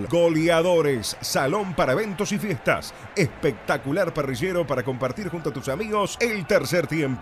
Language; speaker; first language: Spanish; native; Spanish